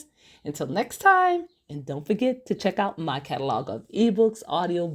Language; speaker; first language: English; native; English